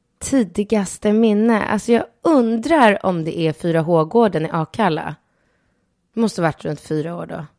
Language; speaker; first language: Swedish; early bilingual, other home language; Polish